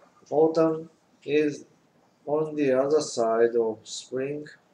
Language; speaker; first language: English; non-native, fluent; Japanese